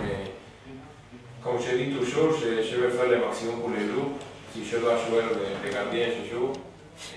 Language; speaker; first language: French; non-native, learner; Spanish